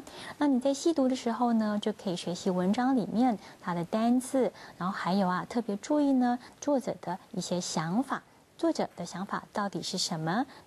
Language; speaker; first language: Chinese; native; Chinese